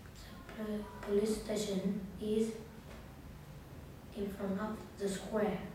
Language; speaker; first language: English; non-native, learner; Vietnamese